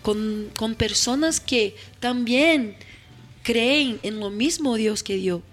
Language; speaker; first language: Spanish; non-native, fluent; Portuguese